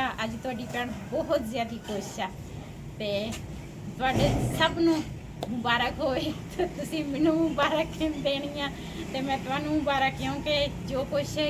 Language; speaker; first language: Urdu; non-native, local second language; Punjabi